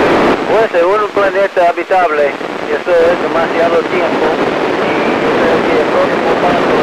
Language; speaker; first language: Spanish; early bilingual, heritage; English